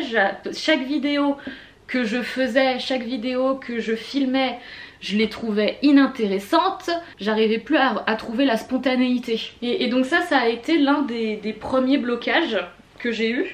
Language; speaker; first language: French; native; French